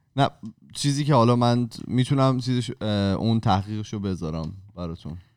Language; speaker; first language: Persian; native; Persian